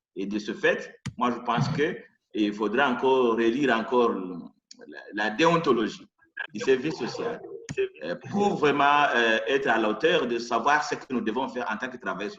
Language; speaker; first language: French; non-native, local second language; Rundi